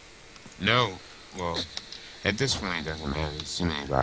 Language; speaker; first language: English; native; English